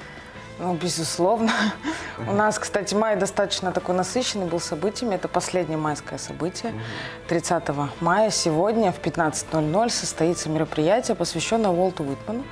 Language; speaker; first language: Russian; native; Russian